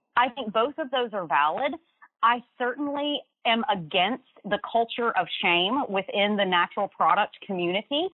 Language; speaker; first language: English; native; English